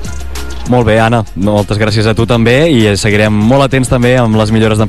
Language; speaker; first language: Catalan; native; Catalan